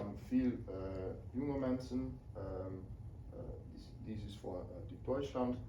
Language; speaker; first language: German; non-native, learner; Dutch